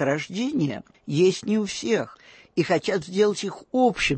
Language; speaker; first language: Russian; native; Russian